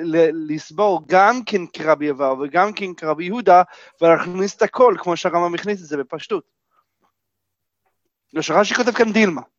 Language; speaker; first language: Hebrew; non-native, fluent; English